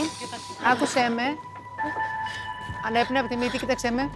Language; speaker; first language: Greek; native; Greek